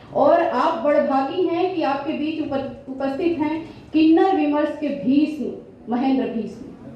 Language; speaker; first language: Hindi; native; Hindi